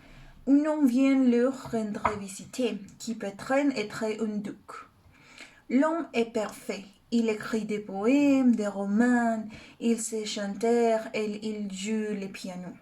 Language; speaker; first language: French; non-native, learner; Spanish